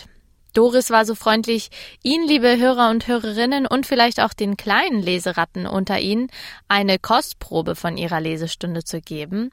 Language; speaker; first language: German; native; German